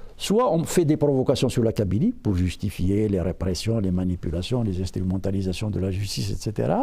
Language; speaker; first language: French; non-native, local second language; Berber languages